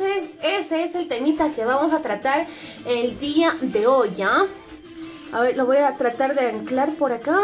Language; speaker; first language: Spanish; native; Spanish